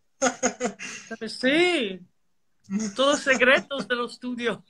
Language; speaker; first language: Spanish; non-native, learner; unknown